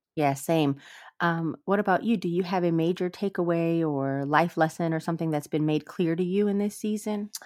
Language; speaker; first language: English; early bilingual, other home language; Amharic